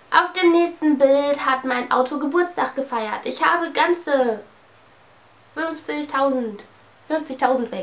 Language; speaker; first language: German; native; German